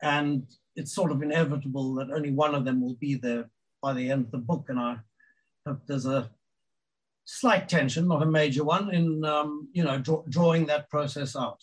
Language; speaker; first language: English; native; English